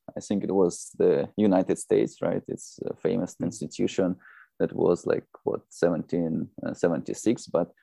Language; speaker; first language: English; non-native, fluent; Russian